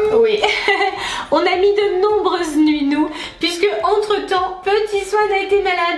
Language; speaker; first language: French; native; French